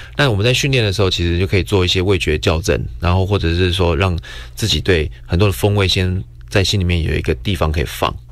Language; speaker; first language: Chinese; native; Chinese